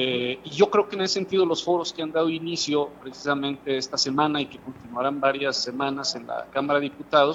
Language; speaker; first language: Spanish; native; Spanish